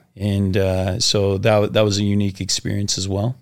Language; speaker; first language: English; native; English